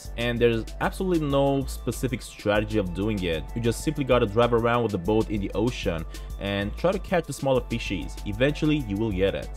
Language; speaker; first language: English; non-native, fluent; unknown